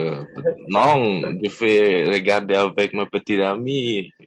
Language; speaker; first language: French; non-native, learner; Indonesian